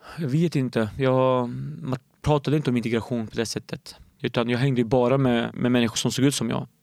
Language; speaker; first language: Swedish; early bilingual, other home language; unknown